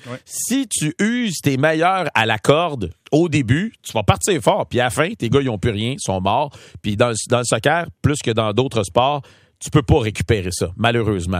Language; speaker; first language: French; native; French